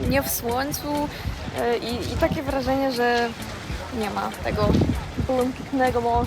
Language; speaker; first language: Polish; non-native, learner; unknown